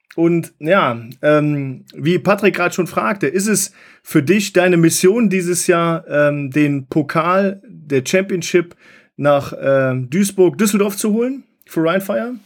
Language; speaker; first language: German; native; German